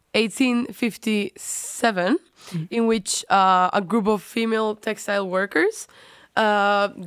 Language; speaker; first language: English; non-native, fluent; Spanish